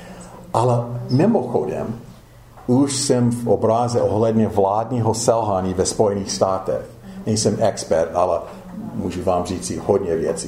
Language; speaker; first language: Czech; non-native, fluent; English